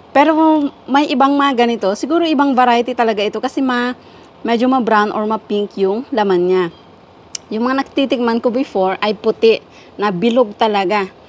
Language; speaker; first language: Filipino; non-native, local second language; Iloko